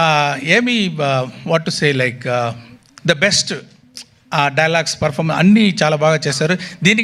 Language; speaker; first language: Telugu; non-native, local second language; Tamil